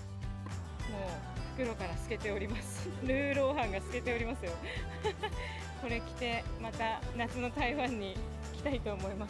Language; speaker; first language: Japanese; native; Japanese